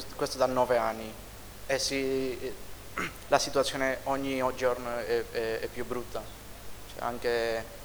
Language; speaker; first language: Italian; non-native, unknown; Spanish